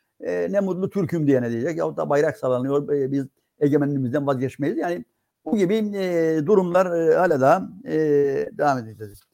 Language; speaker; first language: Turkish; native; Turkish